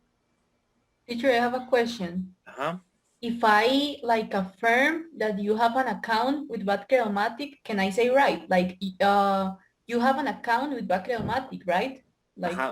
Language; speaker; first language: English; non-native, learner; Spanish